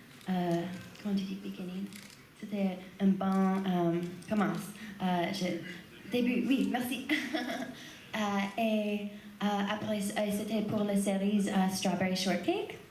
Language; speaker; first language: French; non-native, learner; English